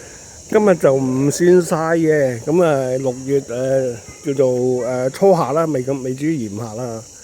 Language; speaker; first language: Chinese; native; Chinese